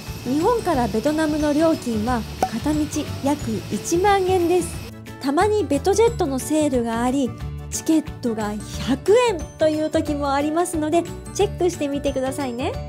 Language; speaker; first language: Japanese; native; Japanese